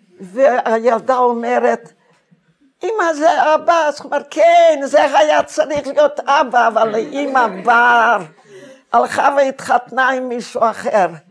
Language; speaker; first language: Hebrew; non-native, fluent; Hungarian